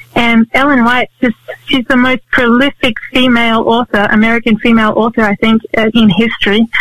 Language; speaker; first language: English; native; English